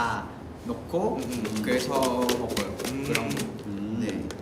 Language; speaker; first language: Korean; non-native, fluent; Vietnamese